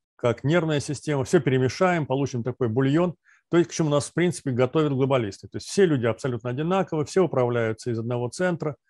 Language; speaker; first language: Russian; native; Russian